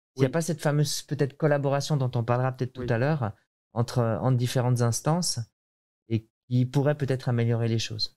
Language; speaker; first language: French; native; French